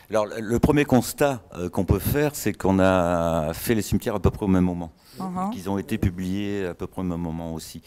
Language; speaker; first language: French; native; French